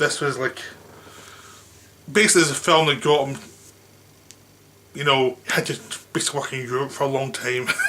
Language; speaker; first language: English; native; English